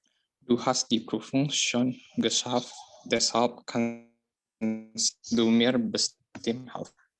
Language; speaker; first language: German; non-native, learner; Indonesian